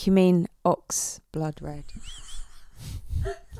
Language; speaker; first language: English; native; English